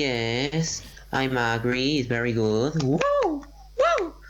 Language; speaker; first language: English; non-native, learner; Spanish